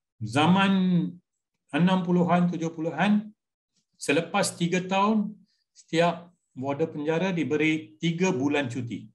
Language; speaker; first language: Malay; non-native, local second language; Punjabi